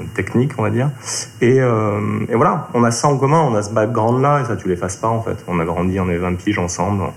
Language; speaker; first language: French; native; French